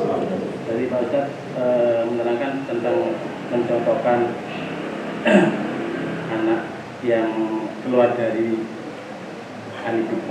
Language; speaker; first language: Indonesian; native; Indonesian